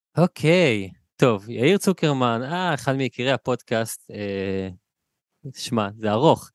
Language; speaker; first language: Hebrew; native; Hebrew